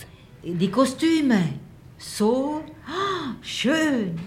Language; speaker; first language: German; non-native, learner; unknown